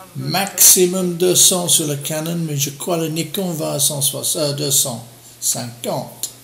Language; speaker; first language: French; non-native, learner; English